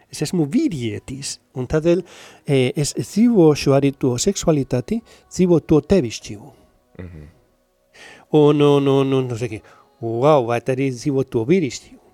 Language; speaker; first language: Latvian; non-native, learner; Spanish